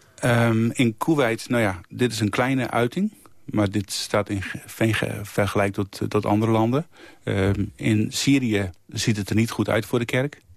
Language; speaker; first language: Dutch; native; Dutch